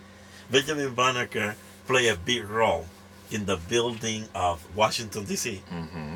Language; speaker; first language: English; non-native, fluent; Spanish